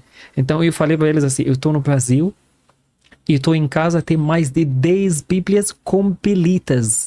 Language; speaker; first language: Portuguese; non-native, fluent; Arabic